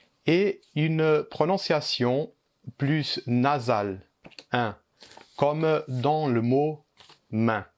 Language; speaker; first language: French; early bilingual, heritage; Portuguese